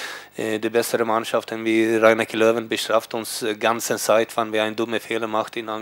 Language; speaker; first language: German; non-native, learner; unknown